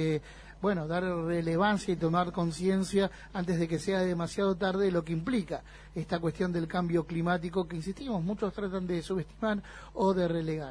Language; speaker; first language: Spanish; native; Spanish